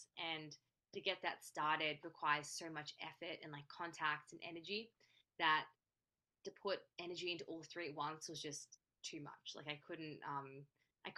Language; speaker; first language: English; native; English